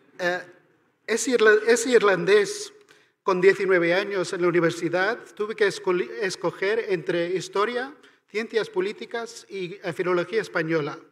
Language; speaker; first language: Spanish; non-native, fluent; Irish